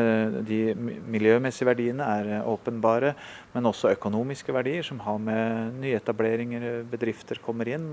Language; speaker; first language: Norwegian; native; Norwegian